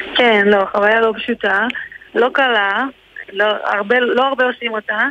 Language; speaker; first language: Hebrew; native; Hebrew